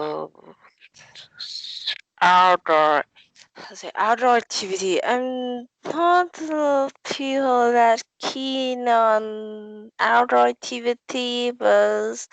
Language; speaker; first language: English; non-native, learner; Vietnamese